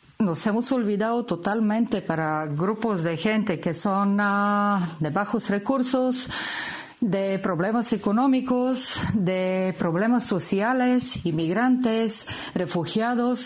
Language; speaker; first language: Spanish; non-native, fluent; Bulgarian